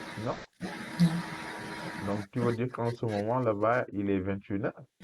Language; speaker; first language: French; non-native, fluent; Portuguese